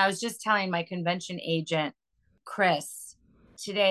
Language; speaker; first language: English; native; English